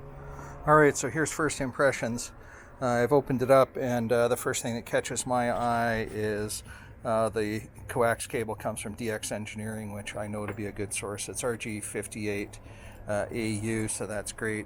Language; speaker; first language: English; native; English